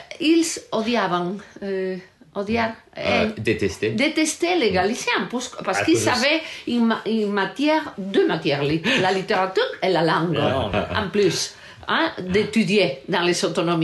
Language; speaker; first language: French; non-native, learner; Galician